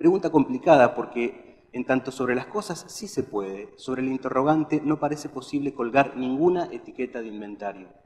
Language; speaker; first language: Spanish; native; Spanish